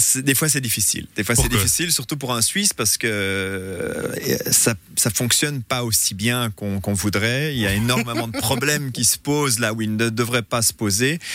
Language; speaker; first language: French; native; French